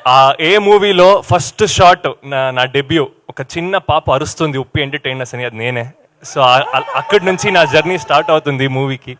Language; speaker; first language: Telugu; non-native, learner; Kannada